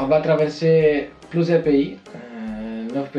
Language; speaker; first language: French; non-native, learner; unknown